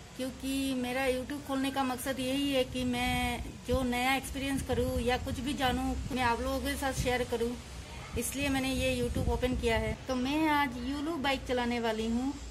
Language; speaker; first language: Hindi; non-native, local second language; Bangla